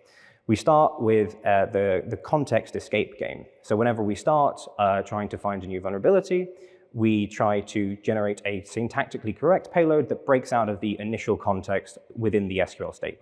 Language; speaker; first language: English; native; English